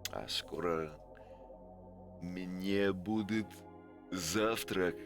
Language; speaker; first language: Russian; non-native, learner; English